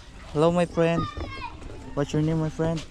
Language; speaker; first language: English; non-native, learner; Cebuano